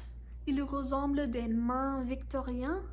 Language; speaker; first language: French; non-native, learner; English